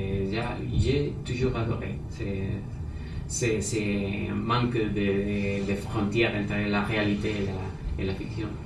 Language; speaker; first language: French; non-native, fluent; Spanish